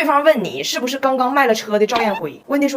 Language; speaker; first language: Chinese; native; Chinese